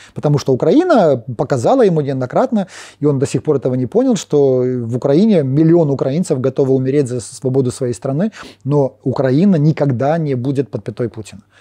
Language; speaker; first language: Russian; non-native, local second language; Polish